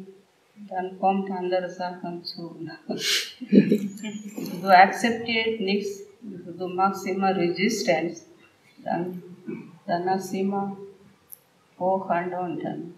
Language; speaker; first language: German; non-native, learner; Telugu